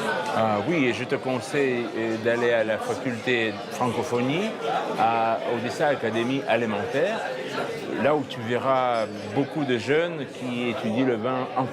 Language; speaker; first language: French; non-native, fluent; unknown